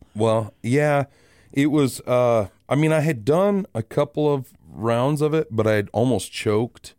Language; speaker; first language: English; native; English